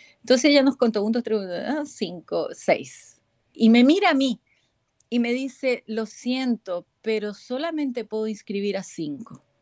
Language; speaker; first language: Spanish; native; Spanish